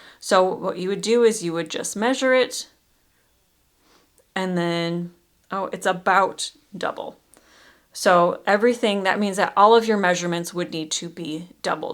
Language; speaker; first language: English; native; English